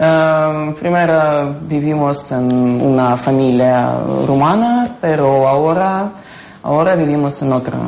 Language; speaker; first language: Spanish; non-native, learner; Ukrainian